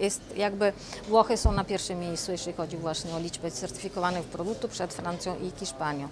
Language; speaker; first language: Polish; native; Polish